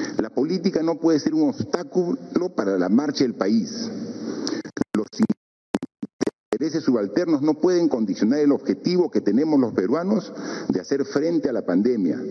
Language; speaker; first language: Spanish; native; Spanish